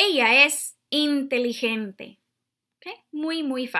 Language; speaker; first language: Spanish; non-native, fluent; English